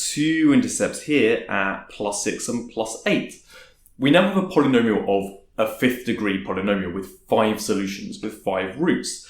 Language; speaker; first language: English; native; English